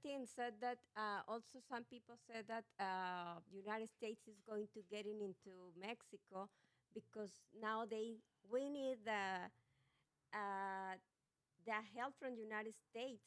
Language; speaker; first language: English; non-native, learner; Spanish